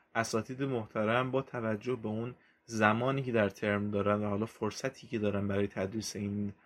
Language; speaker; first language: Persian; native; Persian